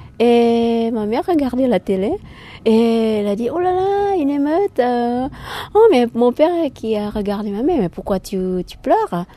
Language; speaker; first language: French; non-native, fluent; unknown